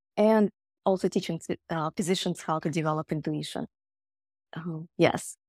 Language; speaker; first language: English; non-native, fluent; Russian